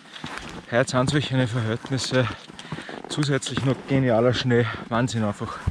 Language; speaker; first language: German; native; German